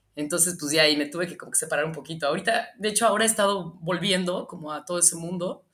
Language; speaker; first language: Spanish; native; Spanish